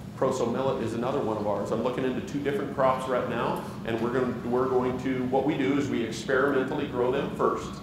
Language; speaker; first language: English; native; English